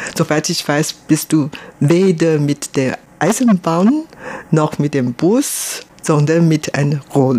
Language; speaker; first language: German; non-native, fluent; Hakka Chinese